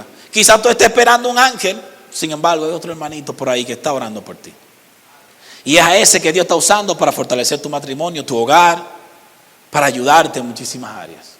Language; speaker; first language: Spanish; native; Spanish